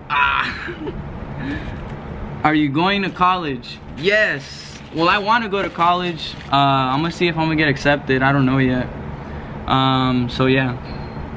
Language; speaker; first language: English; early bilingual, other home language; Spanish